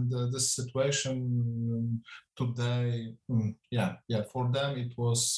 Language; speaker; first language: English; non-native, fluent; Polish